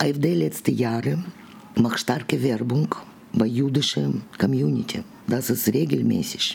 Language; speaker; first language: German; non-native, learner; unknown